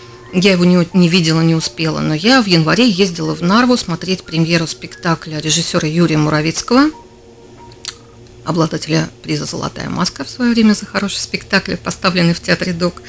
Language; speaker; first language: Russian; native; Russian